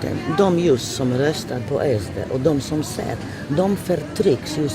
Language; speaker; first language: Swedish; non-native, fluent; Polish